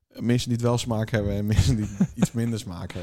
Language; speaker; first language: Dutch; native; Dutch